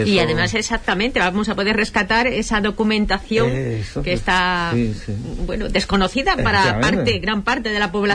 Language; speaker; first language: Spanish; native; Spanish